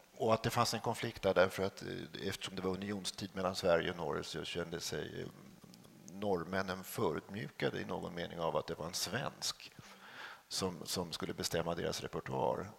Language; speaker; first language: Swedish; native; Swedish